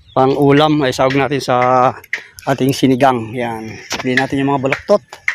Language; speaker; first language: Filipino; native; Filipino